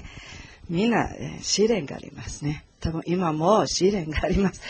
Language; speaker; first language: Japanese; non-native, learner; Portuguese